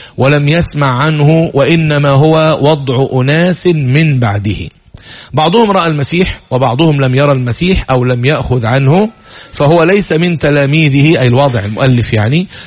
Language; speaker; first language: Arabic; native; Arabic